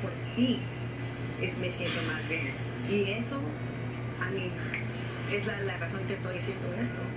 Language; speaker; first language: Spanish; early bilingual, heritage; Spanish